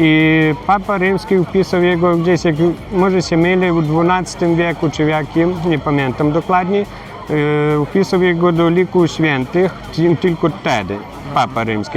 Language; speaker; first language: Polish; non-native, learner; Ukrainian